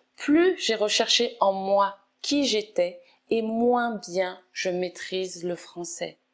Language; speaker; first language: French; native; French